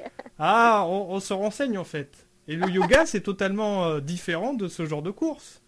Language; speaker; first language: French; native; French